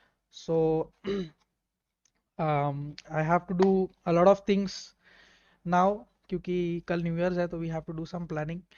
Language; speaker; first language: Hindi; native; Hindi